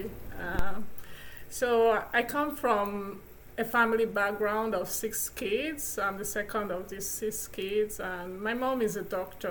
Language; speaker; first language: English; non-native, local second language; Igbo